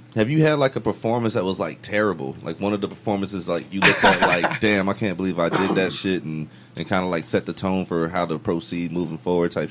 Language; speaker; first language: English; native; English